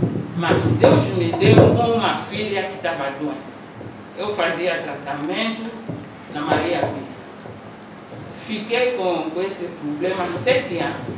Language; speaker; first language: Portuguese; non-native, local second language; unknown